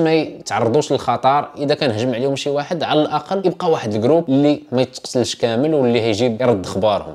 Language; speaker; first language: Arabic; native; Arabic